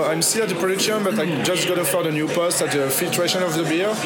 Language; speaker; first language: English; non-native, fluent; French